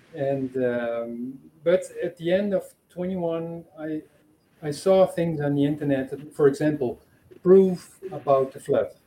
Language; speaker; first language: English; non-native, fluent; Dutch